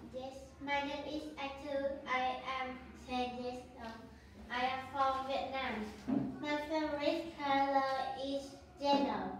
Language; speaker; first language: English; non-native, learner; Vietnamese